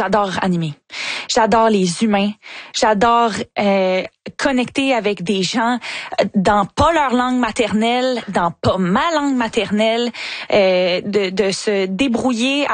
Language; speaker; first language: French; native; French